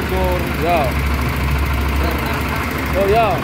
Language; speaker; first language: Indonesian; non-native, local second language; Javanese